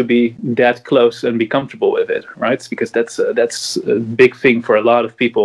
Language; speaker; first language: English; non-native, fluent; Dutch